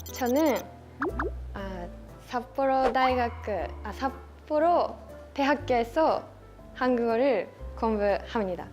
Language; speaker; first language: Korean; non-native, learner; Japanese